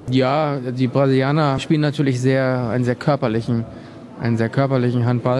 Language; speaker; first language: German; native; German